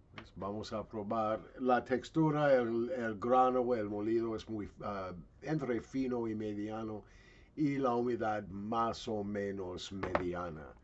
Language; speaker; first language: Spanish; non-native, learner; English